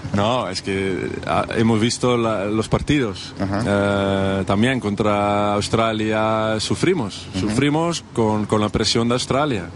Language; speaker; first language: Spanish; non-native, fluent; Dutch